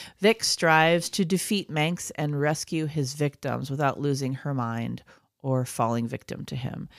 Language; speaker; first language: English; native; English